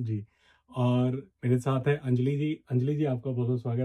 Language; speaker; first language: Hindi; native; Hindi